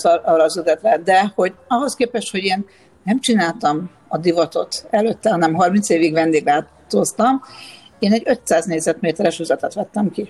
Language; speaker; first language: Hungarian; native; Hungarian